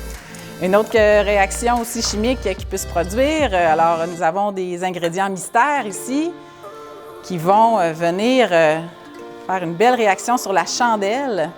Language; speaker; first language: French; native; French